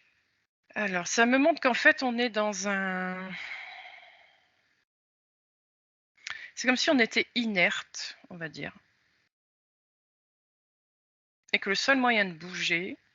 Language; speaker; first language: French; native; French